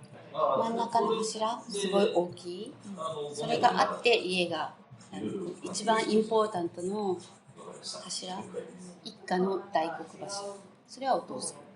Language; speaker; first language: Japanese; non-native, fluent; Portuguese